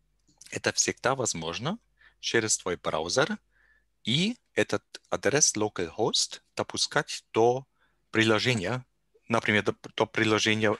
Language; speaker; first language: Russian; non-native, learner; German